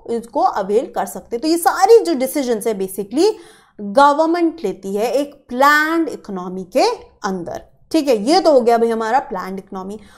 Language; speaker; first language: Hindi; native; Hindi